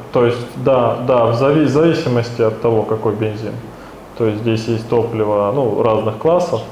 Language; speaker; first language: Russian; native; Russian